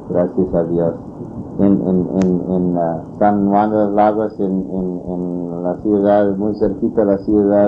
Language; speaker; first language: Spanish; non-native, fluent; English